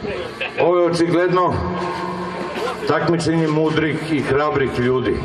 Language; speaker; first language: Bosnian; native; Bosnian